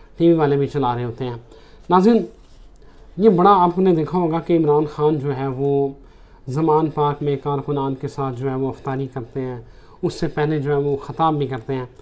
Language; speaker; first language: Urdu; native; Urdu